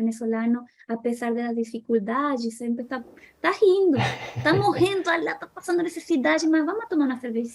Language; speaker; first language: Portuguese; non-native, fluent; Spanish